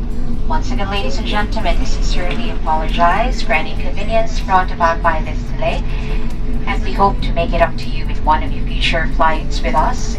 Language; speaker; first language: English; non-native, local second language; Filipino